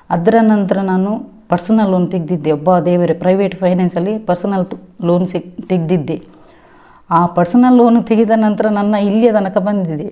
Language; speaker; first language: Kannada; non-native, local second language; Tulu